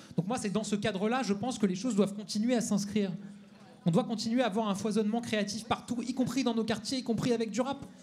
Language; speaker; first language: French; native; French